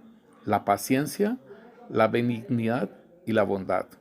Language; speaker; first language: Spanish; native; Spanish